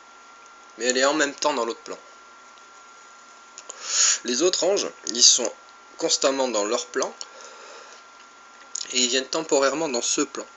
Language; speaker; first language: French; native; French